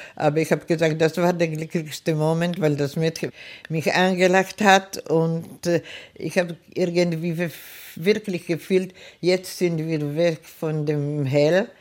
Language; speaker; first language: German; non-native, fluent; Czech